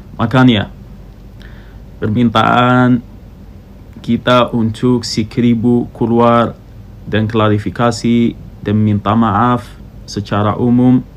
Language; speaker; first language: Indonesian; non-native, fluent; Arabic